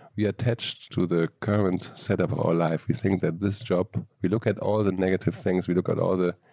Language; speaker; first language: English; non-native, fluent; German